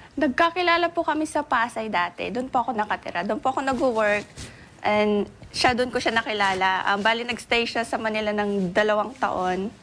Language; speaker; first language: Filipino; non-native, local second language; Iloko